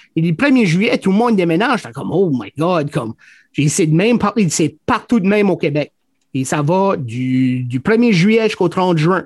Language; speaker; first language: French; native; French